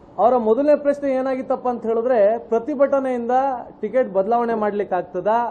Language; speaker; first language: Kannada; non-native, local second language; Lambadi